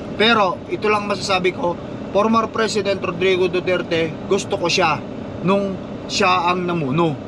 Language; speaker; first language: Filipino; non-native, local second language; Iloko